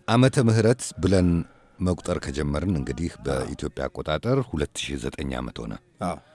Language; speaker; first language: Amharic; native; Amharic